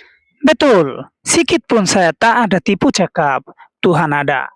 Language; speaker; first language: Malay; non-native, fluent; Bangla